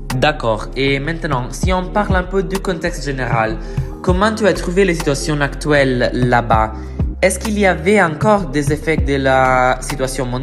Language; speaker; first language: French; non-native, learner; Italian